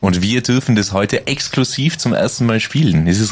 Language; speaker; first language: German; native; German